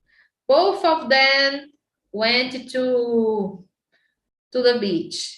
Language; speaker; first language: English; non-native, fluent; Portuguese